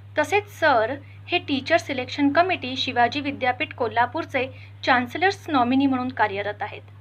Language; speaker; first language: Marathi; native; Marathi